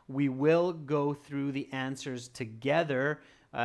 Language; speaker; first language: English; native; English